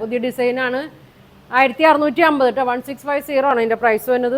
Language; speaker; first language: Malayalam; native; Malayalam